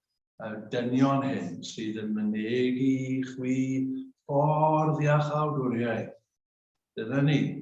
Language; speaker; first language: Welsh; native; Welsh